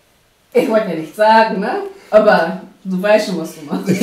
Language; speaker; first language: German; non-native, fluent; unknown